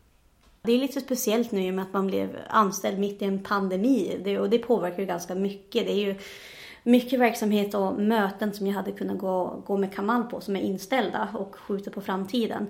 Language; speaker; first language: Swedish; native; Swedish